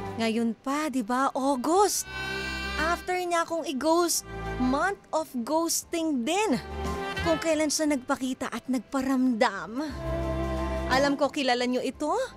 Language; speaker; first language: Filipino; native; Filipino